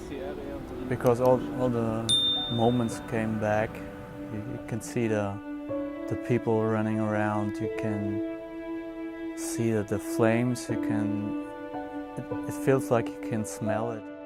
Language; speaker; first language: English; non-native, fluent; German